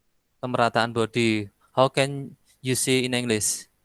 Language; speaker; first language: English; non-native, fluent; Indonesian